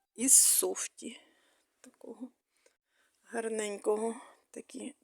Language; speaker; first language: Ukrainian; non-native, local second language; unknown